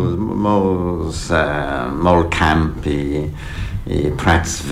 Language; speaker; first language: Catalan; non-native, fluent; English